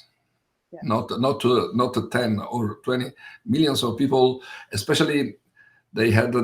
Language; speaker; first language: English; non-native, fluent; Italian